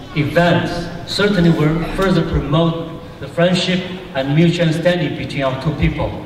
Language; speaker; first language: English; non-native, fluent; Chinese